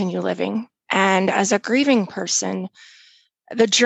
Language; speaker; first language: English; native; English